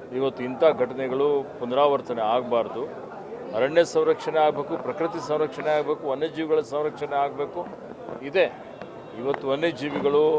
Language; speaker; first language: Kannada; native; Kannada